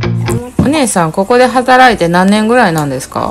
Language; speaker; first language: Japanese; native; Japanese